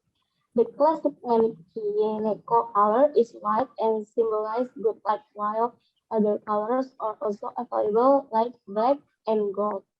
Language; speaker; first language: English; non-native, learner; Indonesian